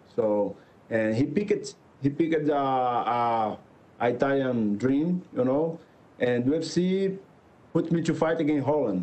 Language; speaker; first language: English; non-native, learner; Portuguese